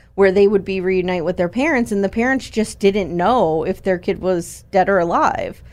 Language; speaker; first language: English; native; English